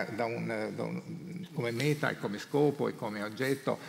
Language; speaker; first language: Italian; native; Italian